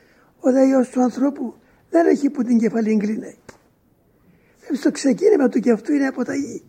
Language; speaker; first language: Greek; native; Greek